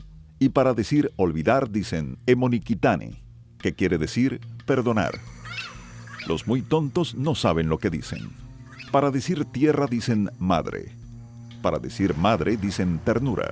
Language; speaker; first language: Spanish; native; Spanish